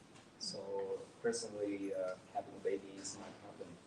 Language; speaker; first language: English; non-native, learner; Vietnamese